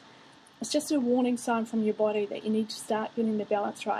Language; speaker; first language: English; native; English